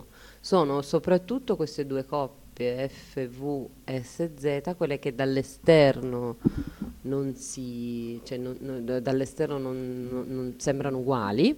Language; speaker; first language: Italian; native; Italian